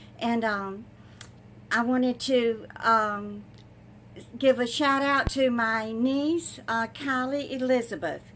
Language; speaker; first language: English; native; English